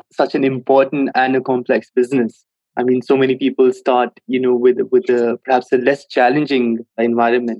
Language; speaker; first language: English; non-native, local second language; Hindi